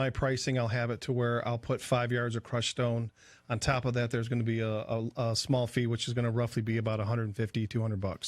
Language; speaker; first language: English; native; English